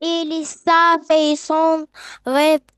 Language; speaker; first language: French; non-native, learner; Arabic